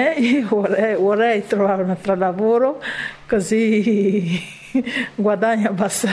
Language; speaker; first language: Italian; non-native, learner; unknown